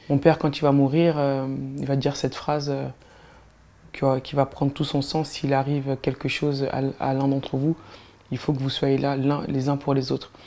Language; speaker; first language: French; native; French